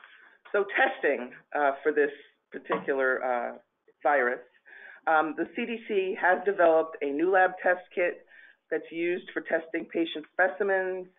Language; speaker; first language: English; native; English